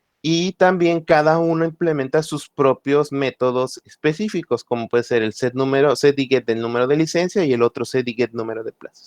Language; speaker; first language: Spanish; native; Spanish